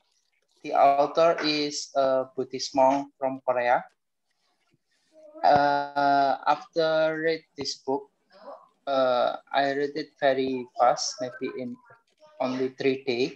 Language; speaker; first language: English; non-native, learner; Indonesian